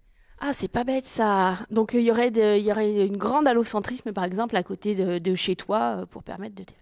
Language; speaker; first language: French; native; French